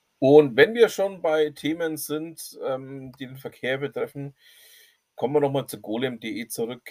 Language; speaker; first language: German; native; German